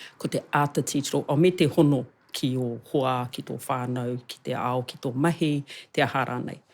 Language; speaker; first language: Māori; non-native, local second language; English